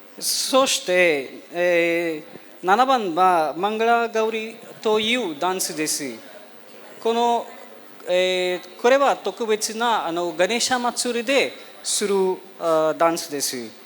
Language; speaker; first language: Japanese; non-native, fluent; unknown